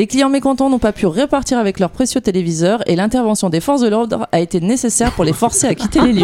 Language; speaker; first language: French; native; French